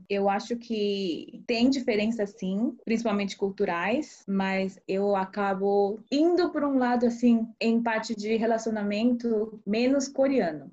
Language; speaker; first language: Portuguese; early bilingual, other home language; Korean